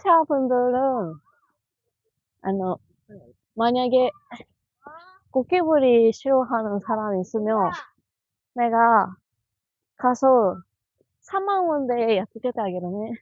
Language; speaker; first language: Korean; non-native, learner; Japanese